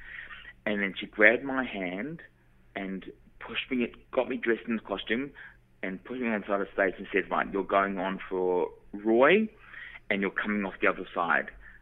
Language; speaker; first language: English; native; English